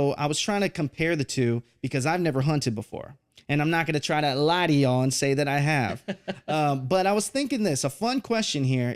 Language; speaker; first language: English; native; English